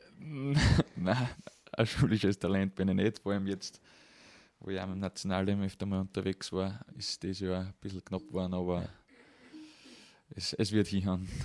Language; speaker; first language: German; native; German